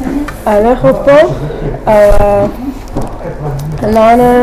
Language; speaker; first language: French; non-native, learner; English